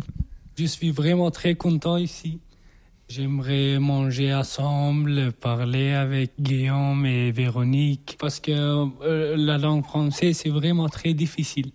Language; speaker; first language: French; non-native, learner; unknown